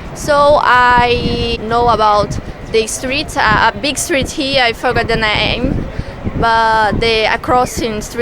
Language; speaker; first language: English; non-native, learner; Portuguese